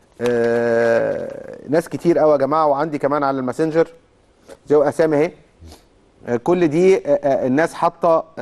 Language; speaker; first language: Arabic; native; Arabic